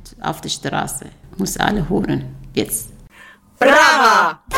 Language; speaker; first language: German; non-native, learner; Arabic